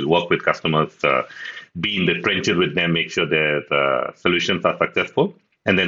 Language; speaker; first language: English; non-native, local second language; Hindi